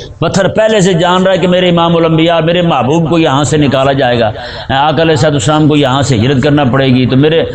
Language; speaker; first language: Urdu; native; Urdu